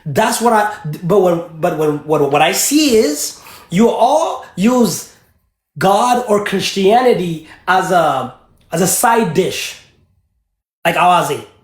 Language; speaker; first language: English; early bilingual, other home language; Amharic